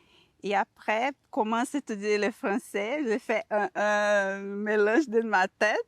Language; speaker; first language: French; non-native, learner; Portuguese